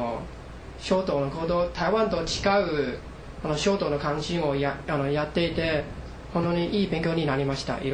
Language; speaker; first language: Japanese; non-native, fluent; Chinese